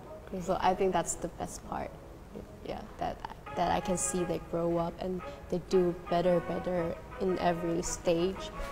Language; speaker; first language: English; non-native, fluent; Thai